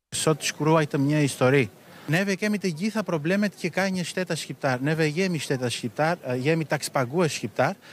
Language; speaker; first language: Albanian; non-native, local second language; Greek